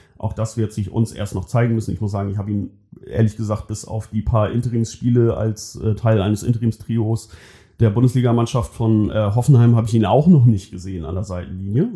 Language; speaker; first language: German; native; German